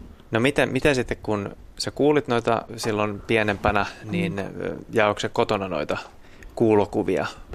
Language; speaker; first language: Finnish; native; Finnish